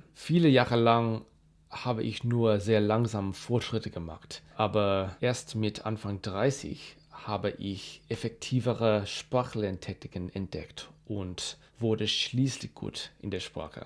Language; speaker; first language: German; non-native, fluent; English